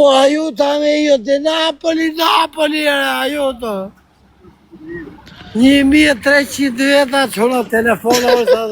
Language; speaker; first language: Italian; non-native, learner; Albanian